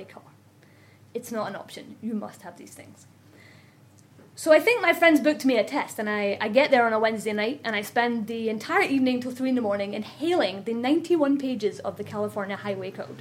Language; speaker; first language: English; native; English